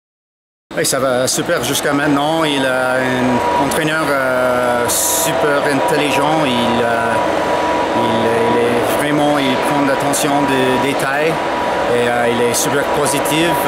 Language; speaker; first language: French; non-native, fluent; English